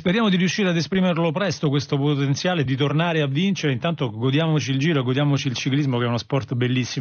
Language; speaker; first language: Italian; native; Italian